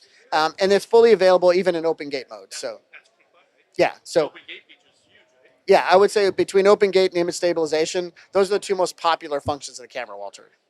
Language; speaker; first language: English; native; English